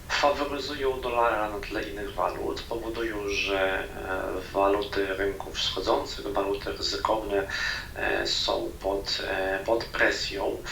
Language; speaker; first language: Polish; native; Polish